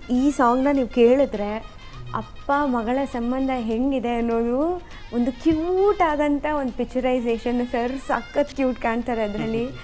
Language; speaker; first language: Kannada; native; Kannada